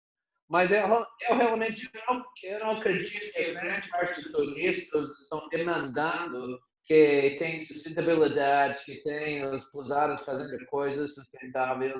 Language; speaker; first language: Portuguese; non-native, fluent; English